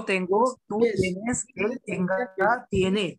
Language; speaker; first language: Spanish; non-native, learner; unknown